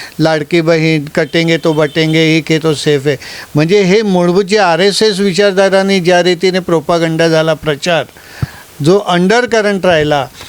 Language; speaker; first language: Marathi; non-native, local second language; Gujarati